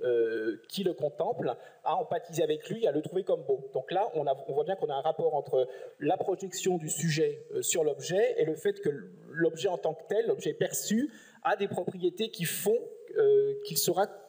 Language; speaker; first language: French; native; French